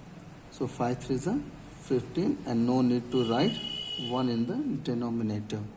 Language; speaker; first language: English; non-native, local second language; Hindi